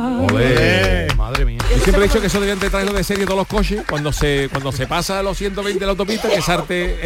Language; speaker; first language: Spanish; native; Spanish